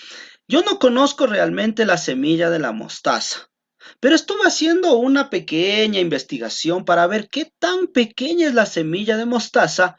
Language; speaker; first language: Spanish; native; Spanish